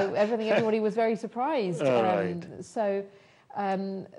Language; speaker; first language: English; native; English